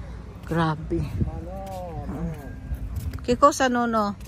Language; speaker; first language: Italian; non-native, learner; Filipino